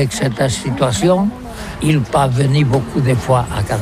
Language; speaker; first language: French; non-native, learner; Catalan